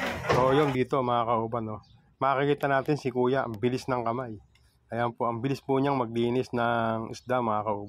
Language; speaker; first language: Filipino; non-native, local second language; Cebuano